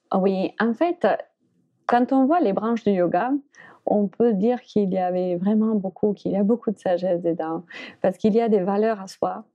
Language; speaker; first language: French; non-native, fluent; Spanish